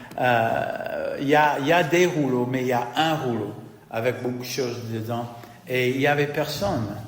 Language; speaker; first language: French; non-native, fluent; English